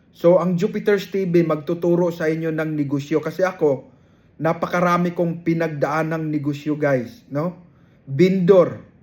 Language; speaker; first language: Filipino; non-native, local second language; Cebuano